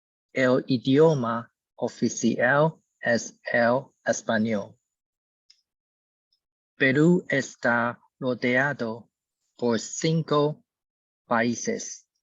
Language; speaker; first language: Spanish; non-native, learner; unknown